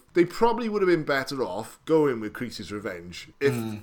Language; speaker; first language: English; native; English